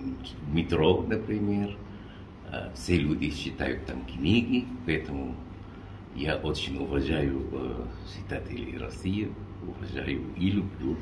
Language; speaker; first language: Russian; non-native, learner; Arabic